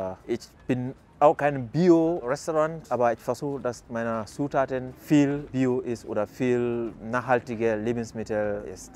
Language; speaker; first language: German; non-native, fluent; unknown